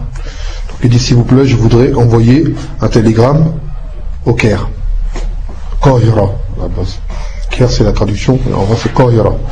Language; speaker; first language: French; native; French